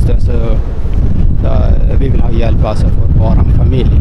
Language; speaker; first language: Swedish; non-native, fluent; Tigrinya